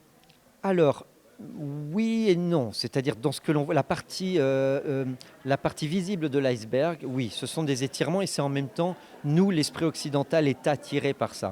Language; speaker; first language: French; native; French